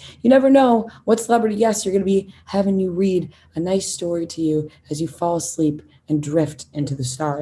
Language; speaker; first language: English; native; English